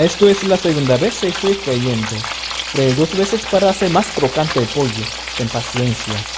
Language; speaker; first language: Spanish; non-native, local second language; Korean